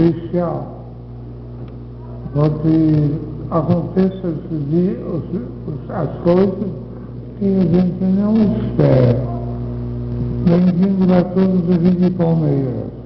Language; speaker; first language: Portuguese; non-native, fluent; Dutch